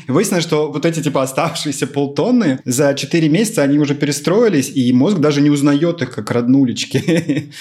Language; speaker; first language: Russian; native; Russian